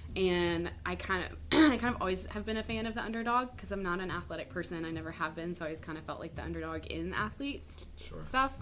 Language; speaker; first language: English; native; English